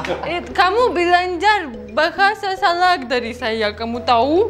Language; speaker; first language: Indonesian; non-native, learner; Russian